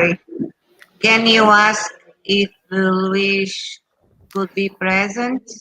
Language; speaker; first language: English; non-native, fluent; Portuguese